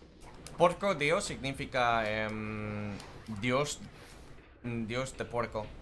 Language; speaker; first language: Spanish; non-native, fluent; English